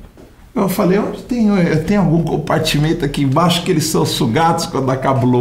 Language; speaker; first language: Portuguese; native; Portuguese